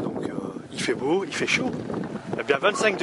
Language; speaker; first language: French; native; French